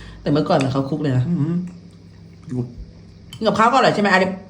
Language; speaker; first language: Thai; native; Thai